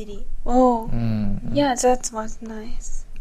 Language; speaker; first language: English; non-native, learner; Japanese